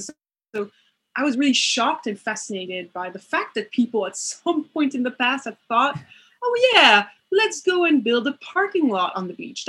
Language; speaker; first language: English; non-native, fluent; French